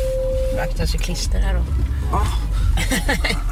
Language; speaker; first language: Swedish; native; Swedish